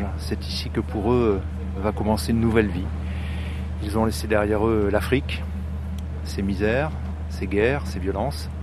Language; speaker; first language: French; native; French